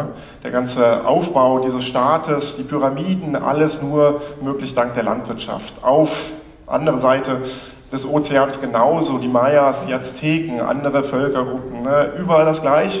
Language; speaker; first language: German; native; German